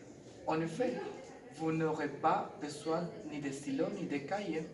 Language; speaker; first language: French; non-native, learner; Spanish